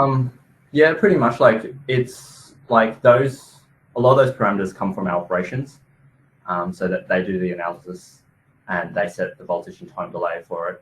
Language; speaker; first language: English; native; English